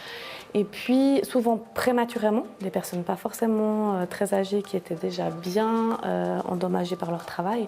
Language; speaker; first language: French; native; French